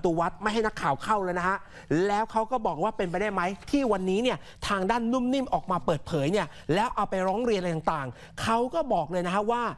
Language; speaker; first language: Thai; native; Thai